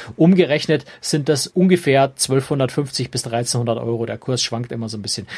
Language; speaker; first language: German; native; German